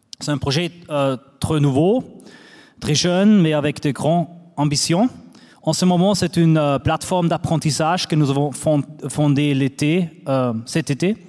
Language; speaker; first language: French; non-native, fluent; German